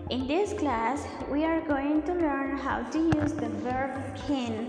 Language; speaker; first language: English; non-native, fluent; Spanish